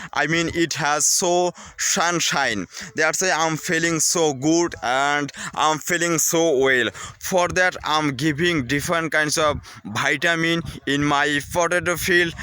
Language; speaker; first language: English; non-native, learner; Bangla